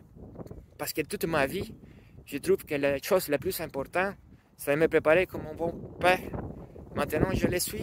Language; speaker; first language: French; non-native, learner; Spanish